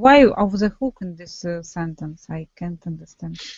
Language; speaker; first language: English; non-native, learner; Russian